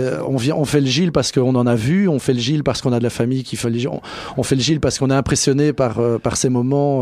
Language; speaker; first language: French; native; French